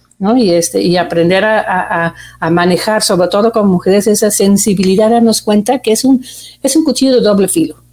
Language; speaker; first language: Spanish; non-native, fluent; Dutch